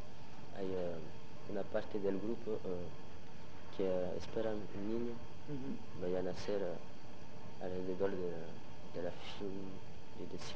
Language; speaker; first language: Spanish; non-native, learner; French